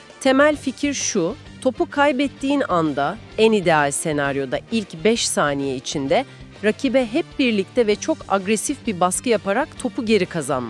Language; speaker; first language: Turkish; native; Turkish